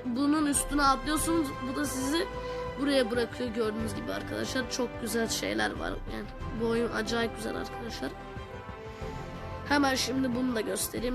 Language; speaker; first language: Turkish; native; Turkish